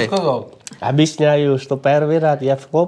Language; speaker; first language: Russian; non-native, learner; Vietnamese